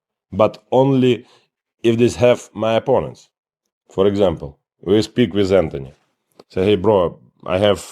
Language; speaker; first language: English; non-native, learner; Ukrainian